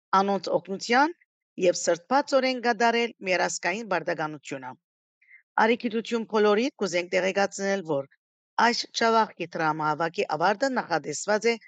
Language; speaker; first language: Armenian; early bilingual, heritage; Armenian